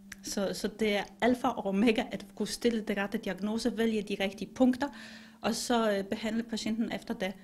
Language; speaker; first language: Danish; non-native, fluent; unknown